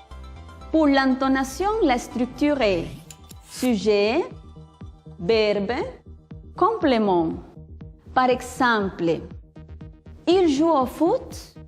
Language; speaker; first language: French; non-native, fluent; Spanish